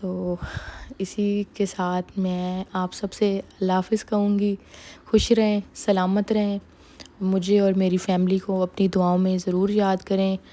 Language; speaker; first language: Urdu; native; Urdu